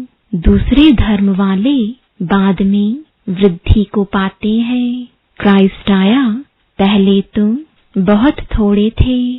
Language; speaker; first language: Hindi; native; Hindi